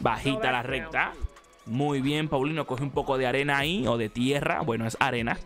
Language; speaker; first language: Spanish; native; Spanish